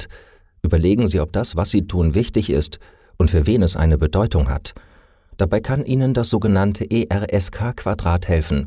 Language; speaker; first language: German; native; German